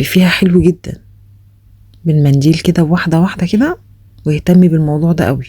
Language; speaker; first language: Arabic; native; Arabic